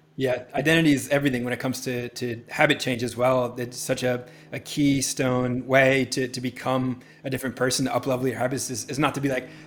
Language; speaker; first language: English; native; English